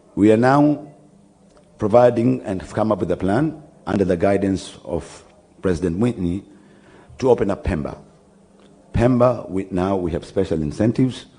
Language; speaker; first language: English; non-native, local second language; Swahili